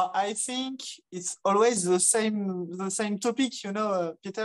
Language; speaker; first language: English; non-native, fluent; French